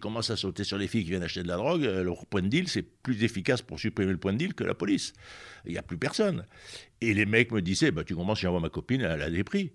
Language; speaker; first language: French; native; French